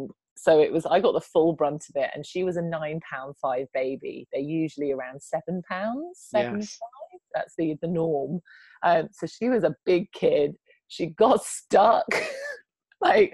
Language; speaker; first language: English; native; English